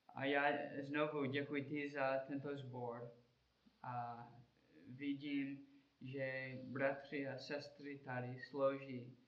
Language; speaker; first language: Czech; non-native, learner; English